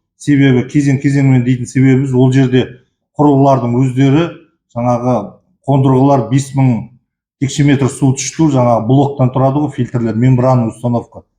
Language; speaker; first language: Kazakh; native; Kazakh